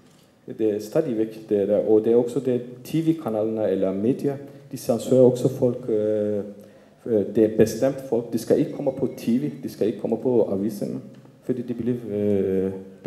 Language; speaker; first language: Danish; non-native, fluent; Turkish